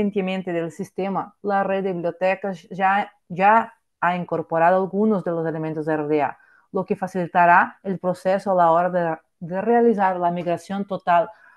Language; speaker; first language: Spanish; non-native, fluent; Portuguese